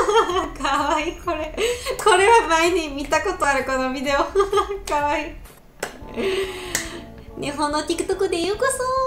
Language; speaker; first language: Japanese; non-native, learner; Georgian